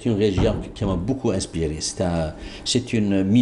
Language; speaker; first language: French; non-native, local second language; Arabic